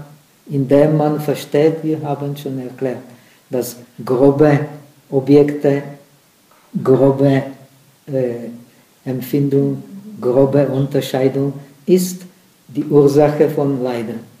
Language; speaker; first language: German; non-native, fluent; Czech